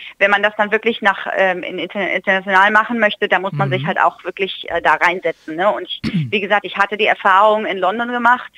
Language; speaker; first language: German; early bilingual, heritage; German